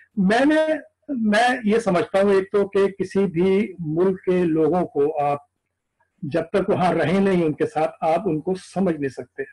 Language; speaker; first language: Urdu; native; Urdu